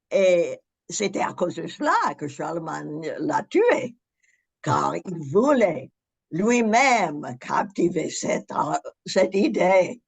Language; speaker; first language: French; non-native, fluent; English